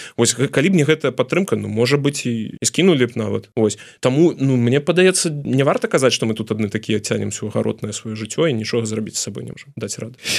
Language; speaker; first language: Belarusian; non-native, local second language; Russian